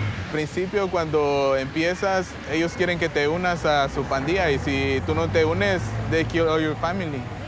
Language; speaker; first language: Spanish; early bilingual, heritage; Spanish